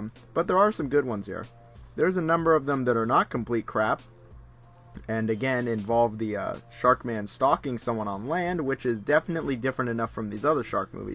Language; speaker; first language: English; native; English